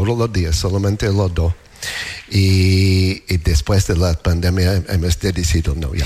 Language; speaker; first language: Spanish; non-native, learner; English